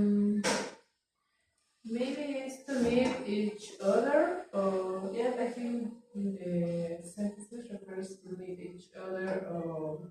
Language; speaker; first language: English; non-native, learner; Spanish